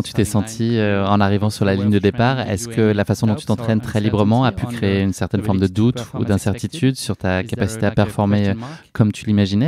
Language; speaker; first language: French; native; French